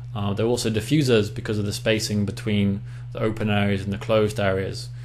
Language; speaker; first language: English; native; English